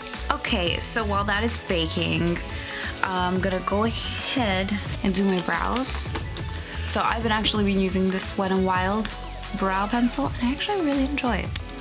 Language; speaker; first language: English; early bilingual, other home language; Spanish